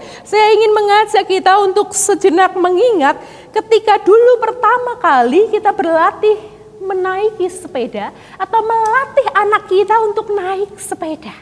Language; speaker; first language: Indonesian; native; Indonesian